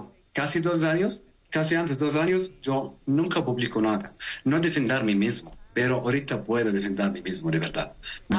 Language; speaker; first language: Spanish; non-native, learner; Arabic